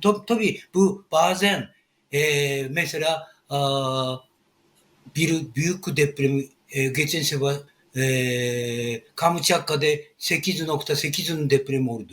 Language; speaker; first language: Turkish; non-native, learner; Japanese